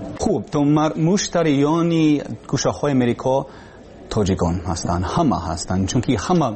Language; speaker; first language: Persian; non-native, learner; English